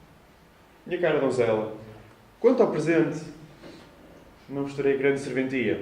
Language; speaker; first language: Portuguese; native; Portuguese